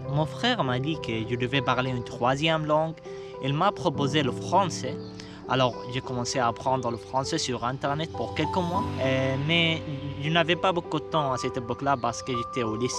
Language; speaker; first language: French; non-native, fluent; Arabic